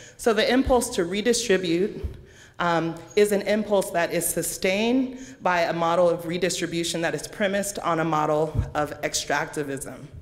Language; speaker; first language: English; native; English